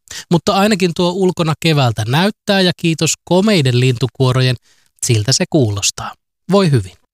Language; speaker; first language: Finnish; native; Finnish